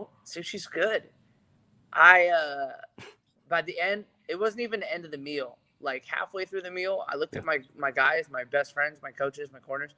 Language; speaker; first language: English; native; English